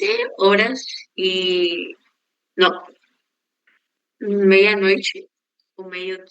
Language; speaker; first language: Portuguese; non-native, learner; Spanish